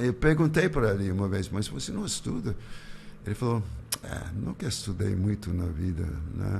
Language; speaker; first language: Portuguese; non-native, fluent; English